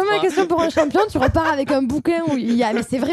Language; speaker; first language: French; native; French